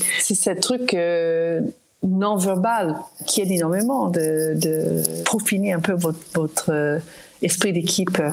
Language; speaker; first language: French; non-native, fluent; English